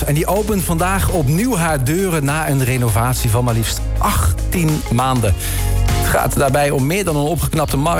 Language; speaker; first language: Dutch; native; Dutch